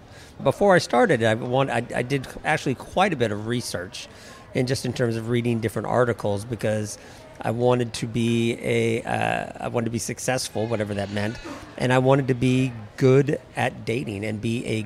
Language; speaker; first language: English; native; English